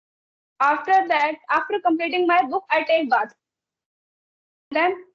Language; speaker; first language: English; non-native, local second language; Hindi